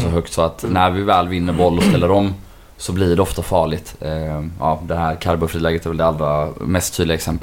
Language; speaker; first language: Swedish; native; Swedish